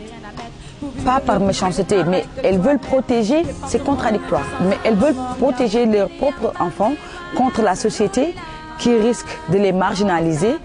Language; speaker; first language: French; non-native, local second language; Jola-Fonyi